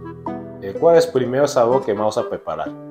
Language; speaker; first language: Spanish; native; Spanish